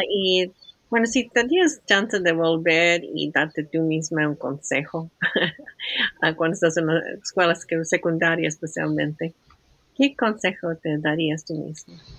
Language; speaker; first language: Spanish; early bilingual, heritage; Spanish